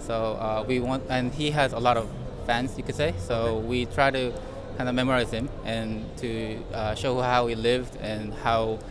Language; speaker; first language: English; non-native, fluent; Korean